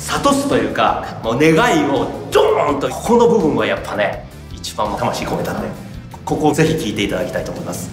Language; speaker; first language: Japanese; native; Japanese